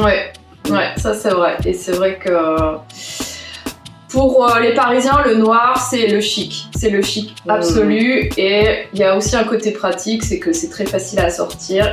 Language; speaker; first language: French; native; French